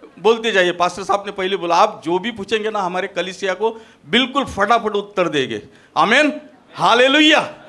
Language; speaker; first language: Hindi; non-native, local second language; Marathi